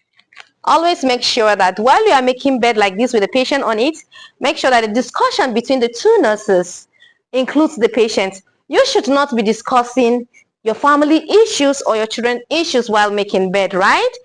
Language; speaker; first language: English; non-native, local second language; Igbo